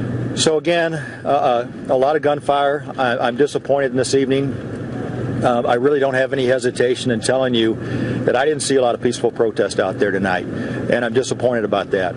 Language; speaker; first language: English; native; English